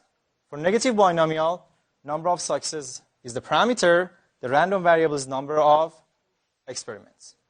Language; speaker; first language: English; non-native, fluent; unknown